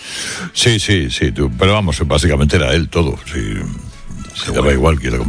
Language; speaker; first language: Spanish; native; Spanish